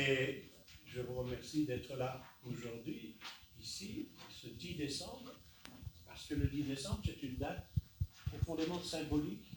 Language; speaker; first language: French; native; French